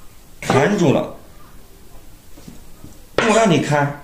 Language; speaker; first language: Chinese; native; Chinese